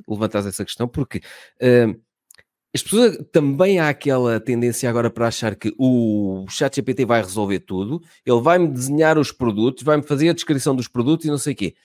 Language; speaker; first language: Portuguese; native; Portuguese